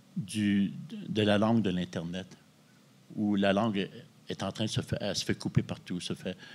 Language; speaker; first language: French; native; French